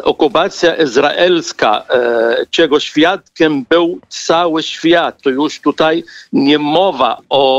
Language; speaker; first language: Polish; non-native, fluent; Arabic